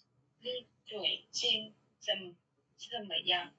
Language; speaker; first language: Chinese; non-native, learner; Indonesian